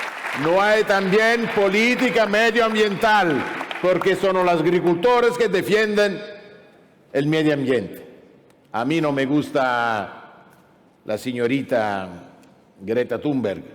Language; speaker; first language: Spanish; non-native, fluent; Italian